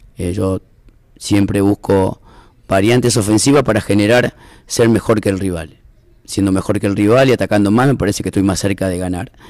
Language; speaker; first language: Spanish; native; Spanish